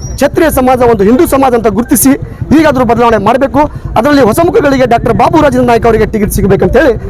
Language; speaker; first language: Kannada; non-native, local second language; Lambadi